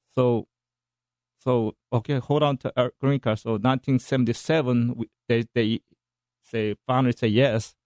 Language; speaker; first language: English; non-native, fluent; Korean